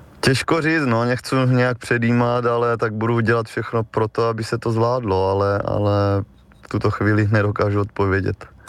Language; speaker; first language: Czech; native; Czech